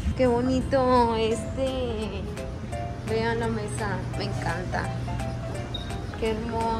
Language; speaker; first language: Spanish; native; Spanish